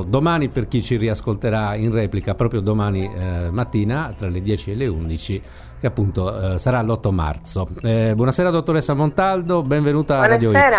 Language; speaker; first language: Italian; native; Italian